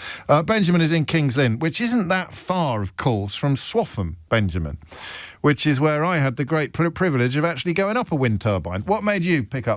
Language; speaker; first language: English; native; English